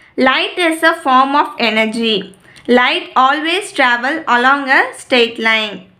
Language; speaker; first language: English; non-native, local second language; Tamil